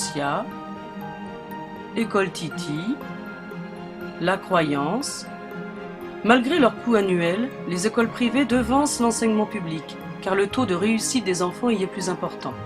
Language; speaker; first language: French; native; French